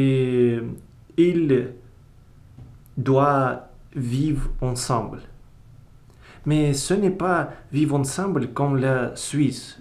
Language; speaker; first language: French; non-native, learner; Russian